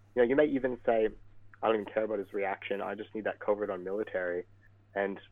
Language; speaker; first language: English; native; English